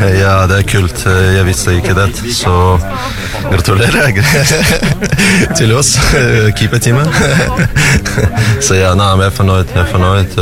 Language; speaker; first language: Norwegian; non-native, learner; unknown